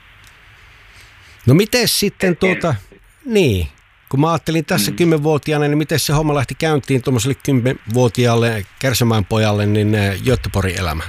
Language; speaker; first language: Finnish; native; Finnish